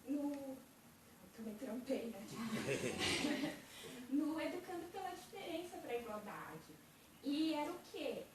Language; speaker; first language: Portuguese; native; Portuguese